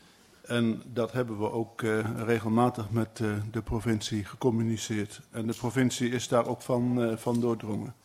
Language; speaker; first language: Dutch; native; Dutch